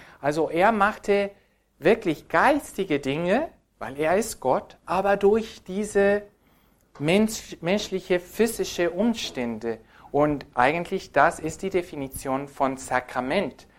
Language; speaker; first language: German; non-native, fluent; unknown